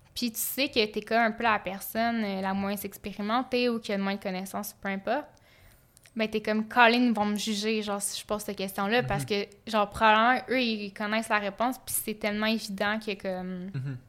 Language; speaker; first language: French; native; French